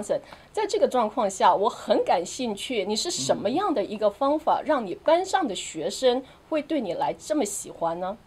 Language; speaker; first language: Chinese; native; Chinese